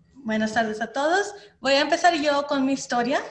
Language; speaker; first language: Spanish; early bilingual, heritage; Spanish